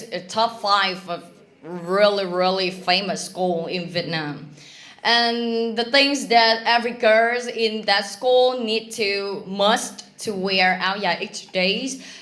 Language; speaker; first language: English; non-native, learner; Vietnamese